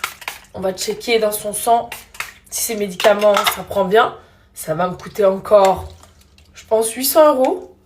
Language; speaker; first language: French; native; French